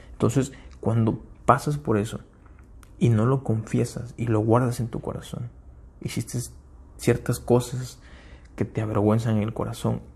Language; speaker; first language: Spanish; early bilingual, heritage; Spanish